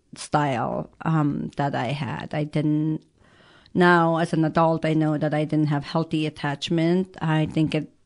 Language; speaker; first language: English; early bilingual, other home language; Persian